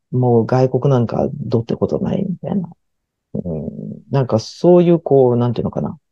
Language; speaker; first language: Japanese; early bilingual, heritage; Japanese